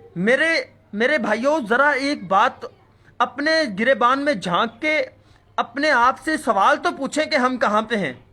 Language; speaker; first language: Urdu; non-native, local second language; Punjabi